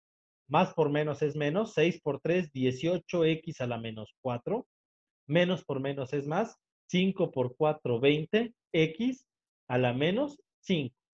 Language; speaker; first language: Spanish; native; Spanish